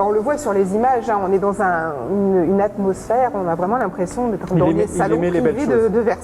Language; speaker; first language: French; native; French